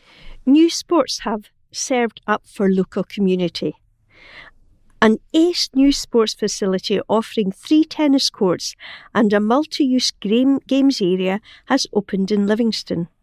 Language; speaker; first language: English; native; English